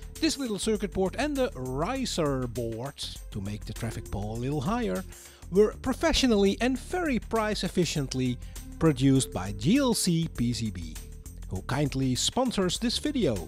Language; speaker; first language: English; non-native, fluent; Dutch